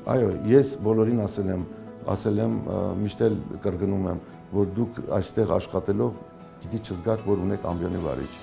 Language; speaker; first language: Armenian; early bilingual, heritage; Armenian